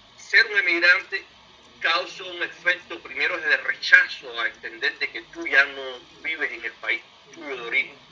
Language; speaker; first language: Spanish; native; Spanish